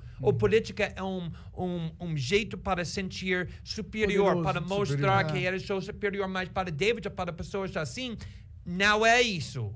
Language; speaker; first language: Portuguese; non-native, fluent; English